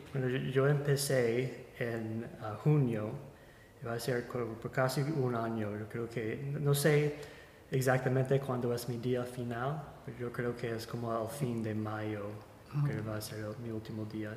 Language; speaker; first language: Spanish; non-native, fluent; English